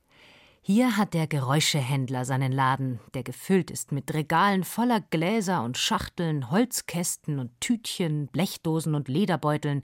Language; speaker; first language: German; native; German